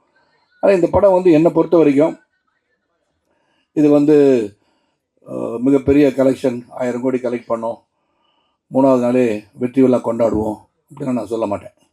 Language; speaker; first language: Tamil; native; Tamil